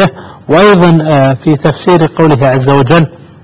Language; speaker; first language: Arabic; native; Arabic